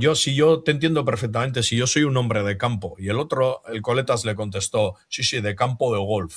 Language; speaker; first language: Spanish; non-native, local second language; Basque